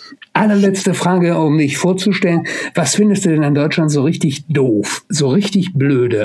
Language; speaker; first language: German; native; German